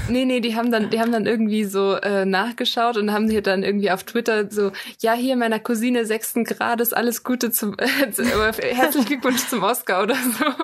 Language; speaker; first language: German; native; German